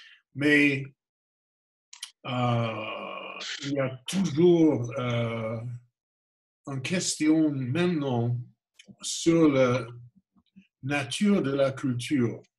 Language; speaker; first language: French; non-native, fluent; English